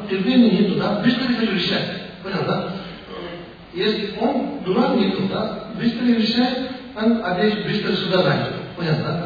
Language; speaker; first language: Russian; non-native, learner; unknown